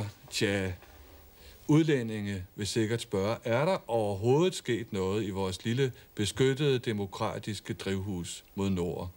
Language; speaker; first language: Danish; native; Danish